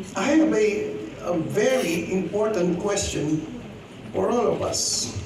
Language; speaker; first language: English; non-native, local second language; Filipino